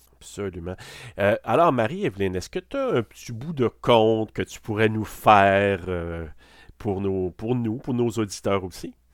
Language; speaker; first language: French; native; French